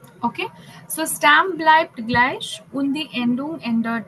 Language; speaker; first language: German; non-native, fluent; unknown